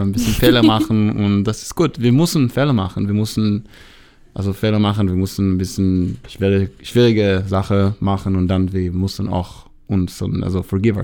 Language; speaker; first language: German; non-native, learner; Hebrew